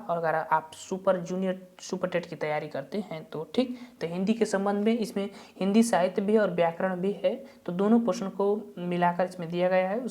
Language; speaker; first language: Hindi; native; Hindi